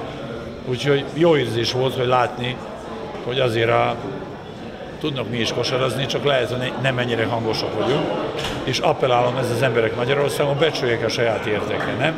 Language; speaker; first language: Hungarian; non-native, fluent; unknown